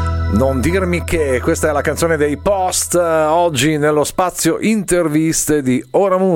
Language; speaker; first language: Italian; native; Italian